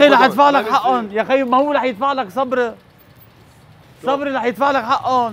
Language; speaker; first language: Arabic; native; Arabic